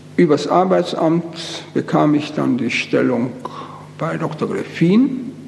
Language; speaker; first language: German; native; German